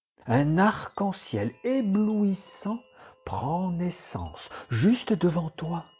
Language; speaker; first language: French; native; French